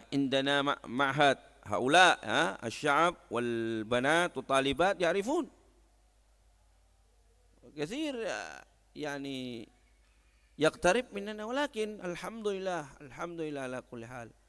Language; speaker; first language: Arabic; non-native, fluent; Indonesian